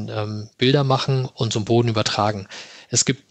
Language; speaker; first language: German; native; German